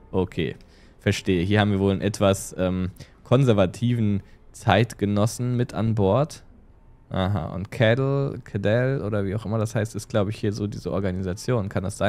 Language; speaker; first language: German; native; German